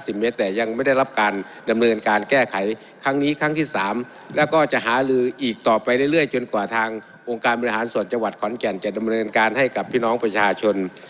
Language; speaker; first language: Thai; native; Thai